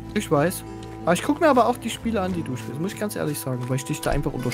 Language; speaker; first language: German; native; German